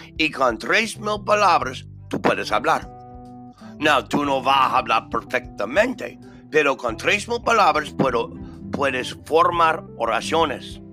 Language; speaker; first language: Spanish; non-native, learner; English